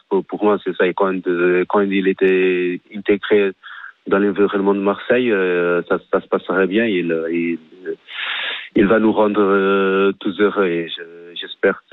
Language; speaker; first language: French; non-native, fluent; Portuguese